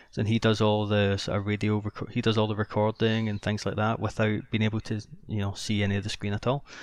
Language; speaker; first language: English; native; English